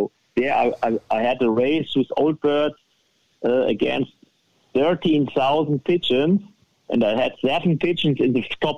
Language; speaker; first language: English; non-native, fluent; German